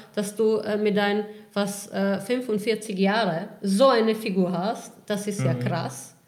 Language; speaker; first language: German; non-native, fluent; Czech